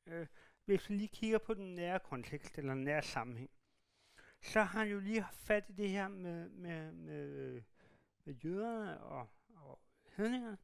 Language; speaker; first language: Danish; native; Danish